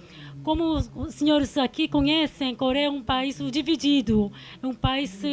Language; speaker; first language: Portuguese; non-native, fluent; Korean